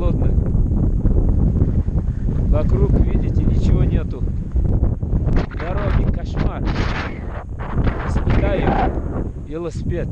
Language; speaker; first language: Russian; non-native, local second language; Uzbek